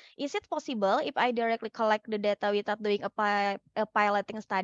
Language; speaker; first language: English; non-native, fluent; Indonesian